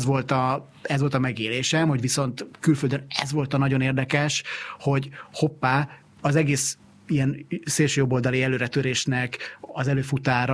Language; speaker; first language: Hungarian; native; Hungarian